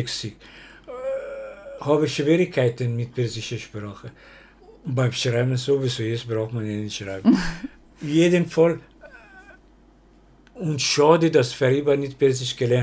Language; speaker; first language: German; non-native, learner; Persian